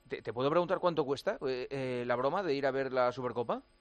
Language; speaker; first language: Spanish; native; Spanish